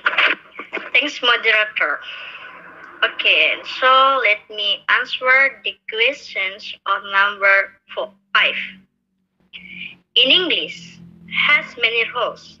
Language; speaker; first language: English; non-native, learner; Indonesian